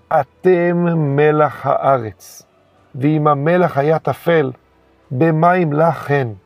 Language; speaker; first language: Hebrew; native; Hebrew